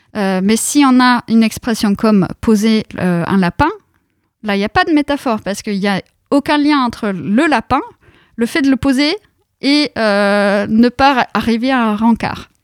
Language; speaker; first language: French; non-native, fluent; Norwegian